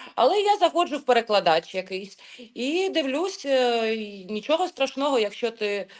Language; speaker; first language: Ukrainian; non-native, local second language; Russian